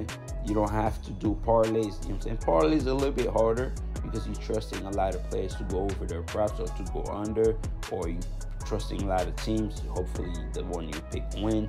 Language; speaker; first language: English; native; English